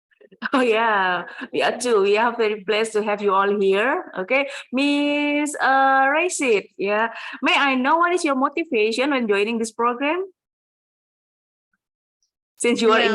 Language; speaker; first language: English; non-native, fluent; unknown